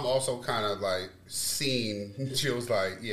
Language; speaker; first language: English; native; English